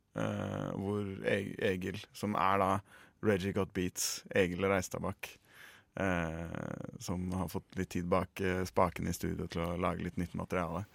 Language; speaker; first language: Norwegian; native; Norwegian